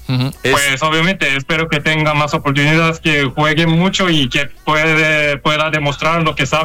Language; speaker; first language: Spanish; non-native, fluent; Korean